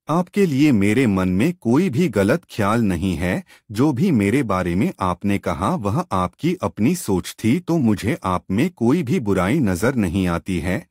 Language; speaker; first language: Hindi; non-native, local second language; Gujarati